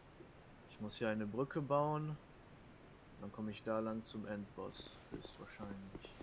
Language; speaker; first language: German; native; German